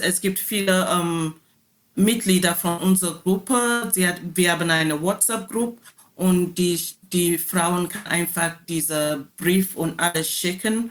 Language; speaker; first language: German; non-native, learner; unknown